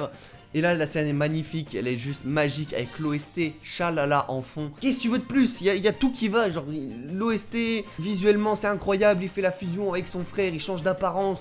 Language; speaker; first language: French; native; French